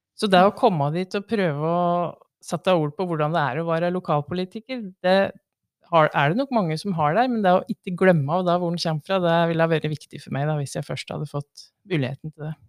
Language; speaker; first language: Norwegian; native; Norwegian